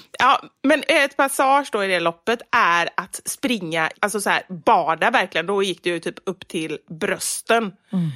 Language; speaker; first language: Swedish; native; Swedish